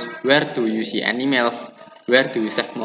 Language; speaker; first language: English; non-native, learner; Indonesian